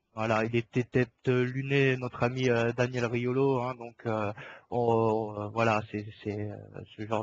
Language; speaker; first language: French; native; French